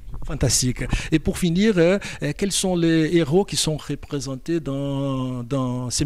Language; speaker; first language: French; non-native, fluent; Portuguese